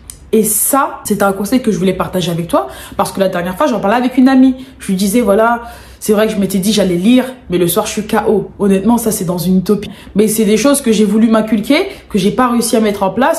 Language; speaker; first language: French; native; French